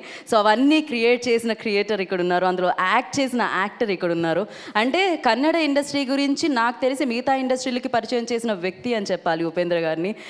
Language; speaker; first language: Telugu; native; Telugu